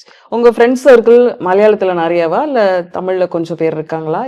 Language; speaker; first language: Tamil; native; Tamil